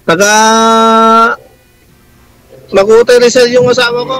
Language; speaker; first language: Filipino; non-native, local second language; Iloko